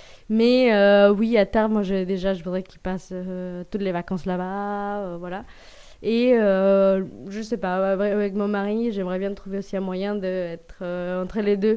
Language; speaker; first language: French; non-native, fluent; Spanish